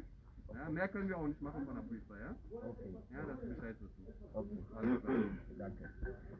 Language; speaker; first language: German; native; German